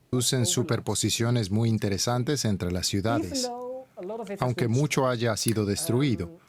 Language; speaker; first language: Spanish; native; Spanish